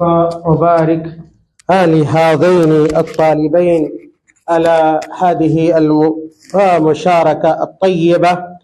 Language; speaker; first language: Arabic; non-native, fluent; Urdu